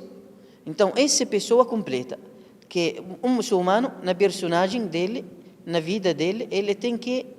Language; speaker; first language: Portuguese; non-native, learner; Arabic